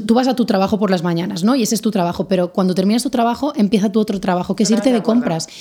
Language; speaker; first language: Spanish; native; Spanish